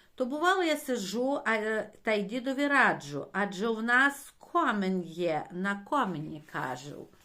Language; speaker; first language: Ukrainian; native; Ukrainian